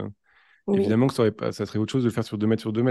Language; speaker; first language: French; native; French